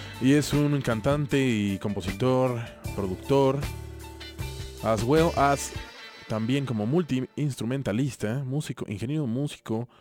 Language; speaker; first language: Spanish; native; Spanish